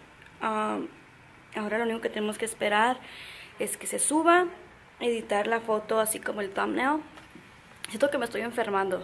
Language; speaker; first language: Spanish; early bilingual, heritage; Spanish